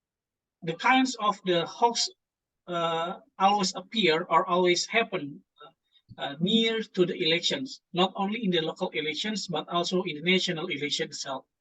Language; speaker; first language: English; non-native, fluent; Indonesian